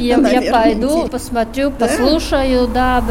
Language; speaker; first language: Russian; non-native, local second language; Latvian